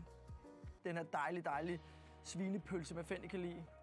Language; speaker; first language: Danish; native; Danish